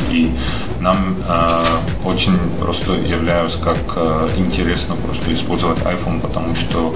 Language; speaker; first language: Russian; non-native, fluent; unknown